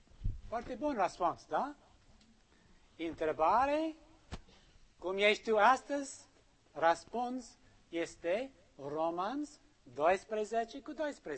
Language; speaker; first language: Romanian; non-native, learner; English